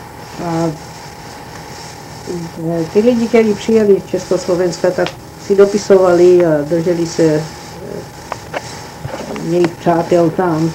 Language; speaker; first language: Czech; early bilingual, heritage; Czech